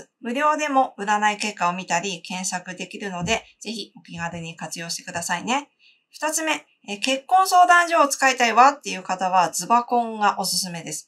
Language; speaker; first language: Japanese; native; Japanese